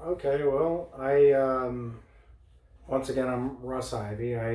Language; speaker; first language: English; native; English